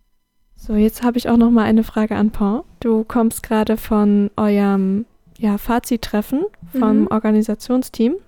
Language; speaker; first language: German; native; German